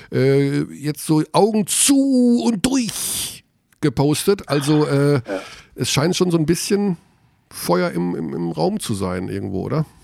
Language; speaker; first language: German; native; German